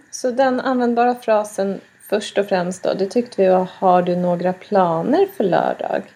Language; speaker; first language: Swedish; native; Swedish